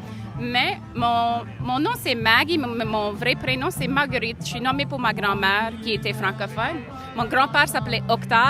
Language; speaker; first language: French; non-native, fluent; English